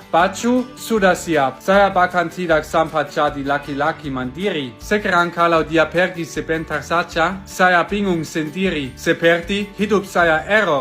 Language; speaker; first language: Indonesian; non-native, fluent; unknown